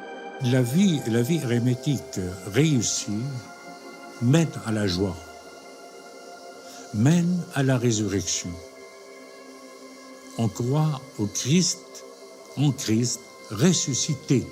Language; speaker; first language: French; non-native, local second language; Arabic